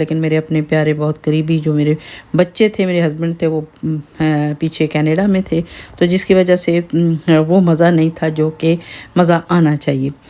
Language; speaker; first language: Urdu; non-native, local second language; Pahari-Potwari